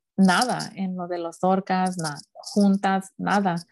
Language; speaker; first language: Spanish; early bilingual, heritage; Spanish